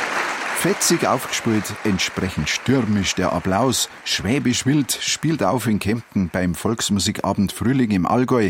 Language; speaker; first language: German; native; German